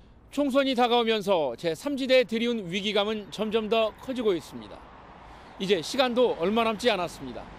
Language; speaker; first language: Korean; native; Korean